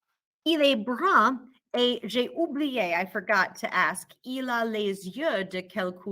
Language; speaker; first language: French; non-native, fluent; English